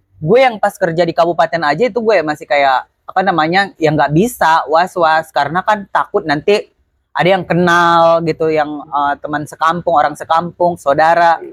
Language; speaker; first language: Indonesian; native; Indonesian